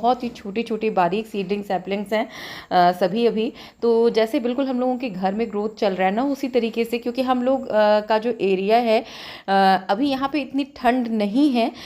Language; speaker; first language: Hindi; native; Hindi